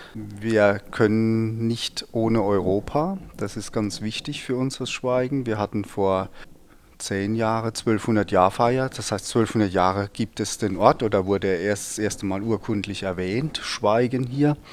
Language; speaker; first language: German; native; German